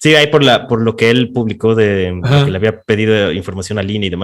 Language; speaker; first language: Spanish; native; Spanish